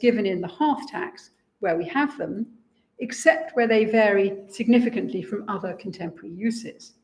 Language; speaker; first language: English; native; English